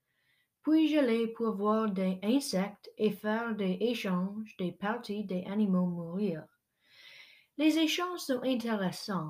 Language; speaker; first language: French; non-native, local second language; English